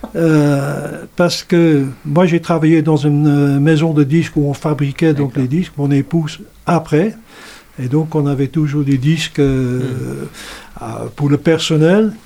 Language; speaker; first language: French; non-native, fluent; Dutch